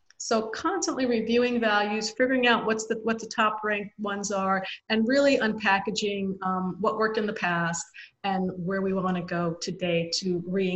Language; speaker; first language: English; native; English